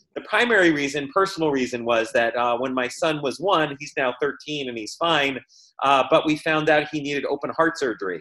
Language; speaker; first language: English; native; English